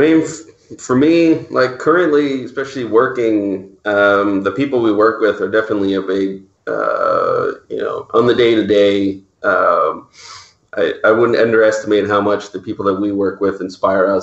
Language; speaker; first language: English; native; English